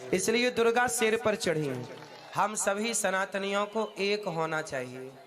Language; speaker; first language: Hindi; native; Hindi